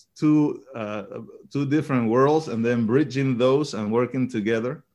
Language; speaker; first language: English; early bilingual, other home language; Spanish